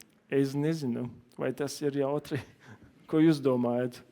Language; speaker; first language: Latvian; non-native, learner; German